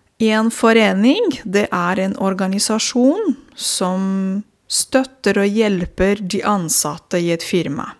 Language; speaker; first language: Norwegian; non-native, fluent; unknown